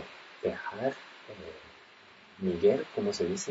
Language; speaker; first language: Spanish; non-native, learner; Japanese